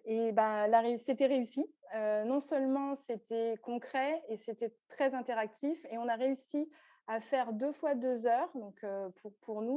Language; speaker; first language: French; native; French